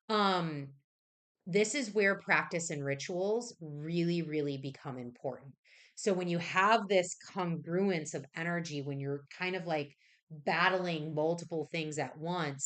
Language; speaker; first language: English; native; English